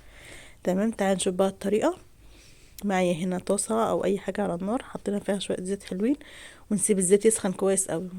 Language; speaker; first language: Arabic; native; Arabic